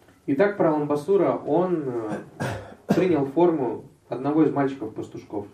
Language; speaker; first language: Russian; native; Russian